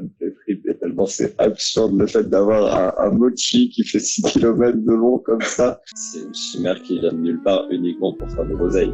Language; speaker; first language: French; native; French